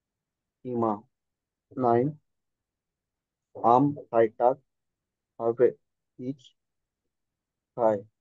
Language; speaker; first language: German; non-native, learner; Marathi